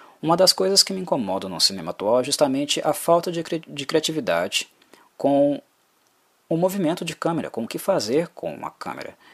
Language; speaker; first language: Portuguese; native; Portuguese